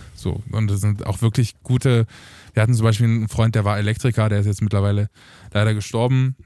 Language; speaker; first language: German; early bilingual, other home language; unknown